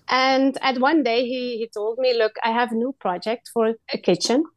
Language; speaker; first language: English; non-native, learner; Dutch